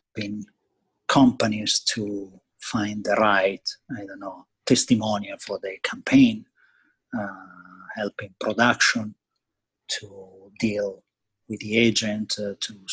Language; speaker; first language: English; non-native, fluent; Italian